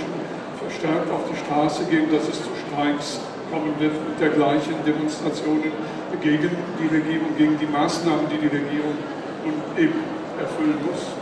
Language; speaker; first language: German; native; German